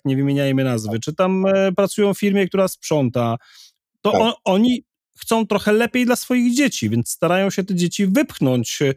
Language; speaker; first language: Polish; native; Polish